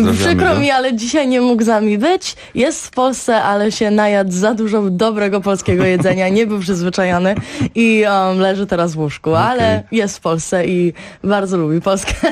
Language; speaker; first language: Polish; early bilingual, heritage; Polish